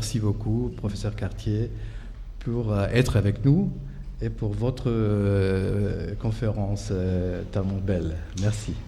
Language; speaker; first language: French; non-native, fluent; Spanish